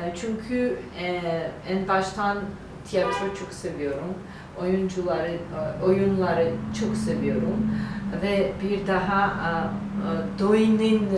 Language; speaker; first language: Turkish; non-native, learner; Georgian